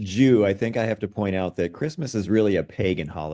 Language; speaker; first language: English; native; English